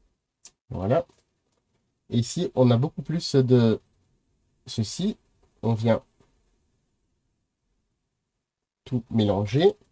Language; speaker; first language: French; native; French